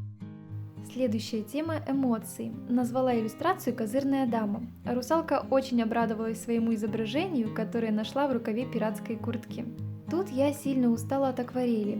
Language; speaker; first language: Russian; native; Russian